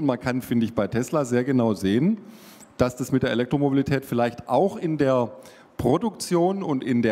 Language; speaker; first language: German; native; German